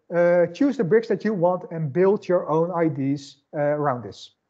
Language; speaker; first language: English; non-native, fluent; Dutch